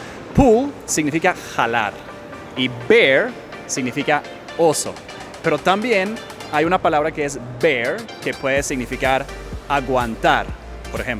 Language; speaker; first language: Spanish; non-native, fluent; English